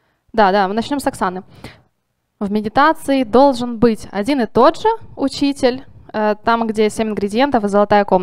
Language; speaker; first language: Russian; native; Russian